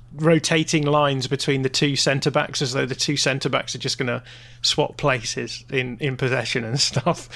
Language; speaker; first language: English; native; English